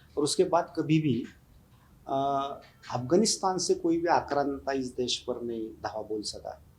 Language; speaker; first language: Hindi; non-native, local second language; Marathi